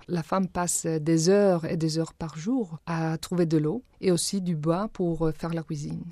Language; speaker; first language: French; non-native, fluent; Spanish